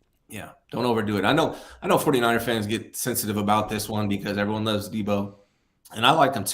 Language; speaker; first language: English; native; English